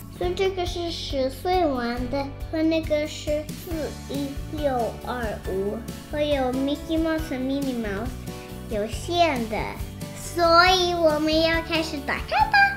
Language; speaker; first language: Chinese; early bilingual, other home language; English